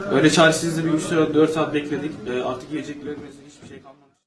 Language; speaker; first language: Turkish; non-native, learner; Urdu